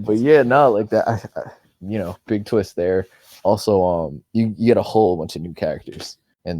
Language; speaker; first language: English; native; English